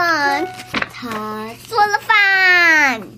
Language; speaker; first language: Chinese; early bilingual, heritage; Chinese